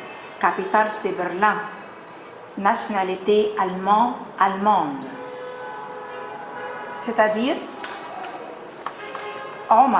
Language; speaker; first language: French; non-native, fluent; Arabic